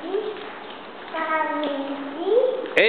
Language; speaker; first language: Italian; early bilingual, heritage; Italian